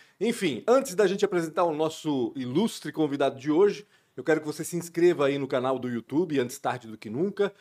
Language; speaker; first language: Portuguese; early bilingual, other home language; Spanish